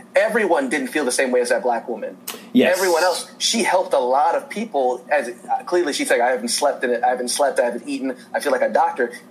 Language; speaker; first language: English; native; English